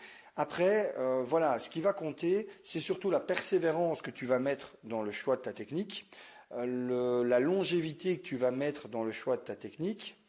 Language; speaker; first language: French; native; French